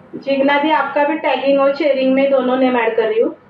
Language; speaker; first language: Hindi; non-native, local second language; Marathi